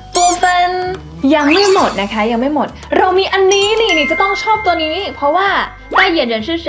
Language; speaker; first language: Thai; native; Thai